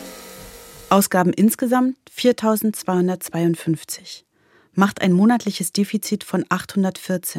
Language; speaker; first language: German; native; German